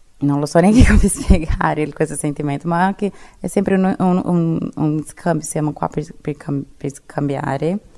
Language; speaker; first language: Italian; non-native, fluent; Portuguese